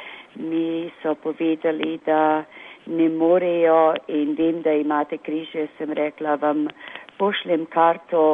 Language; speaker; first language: Slovenian; early bilingual, heritage; Slovenian